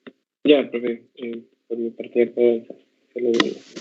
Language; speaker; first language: Spanish; native; Spanish